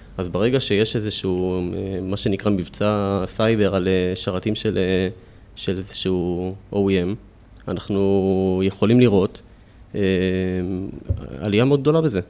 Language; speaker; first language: Hebrew; native; Hebrew